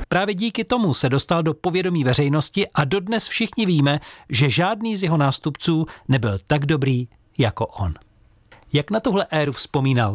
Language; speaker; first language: Czech; native; Czech